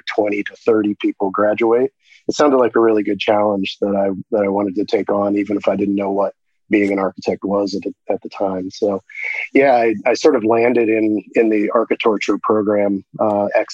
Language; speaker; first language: English; native; English